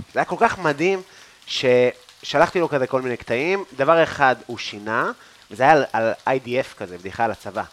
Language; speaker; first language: Hebrew; native; Hebrew